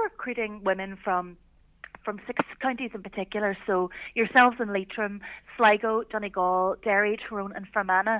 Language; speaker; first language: English; native; English